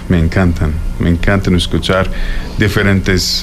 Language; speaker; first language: Spanish; non-native, fluent; English